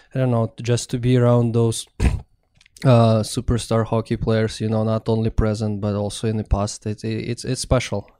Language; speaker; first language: English; non-native, fluent; Russian